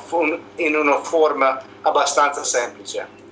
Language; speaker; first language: Italian; non-native, learner; English